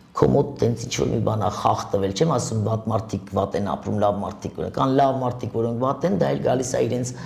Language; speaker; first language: Armenian; native; Armenian